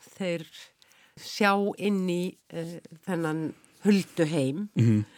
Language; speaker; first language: Icelandic; native; Icelandic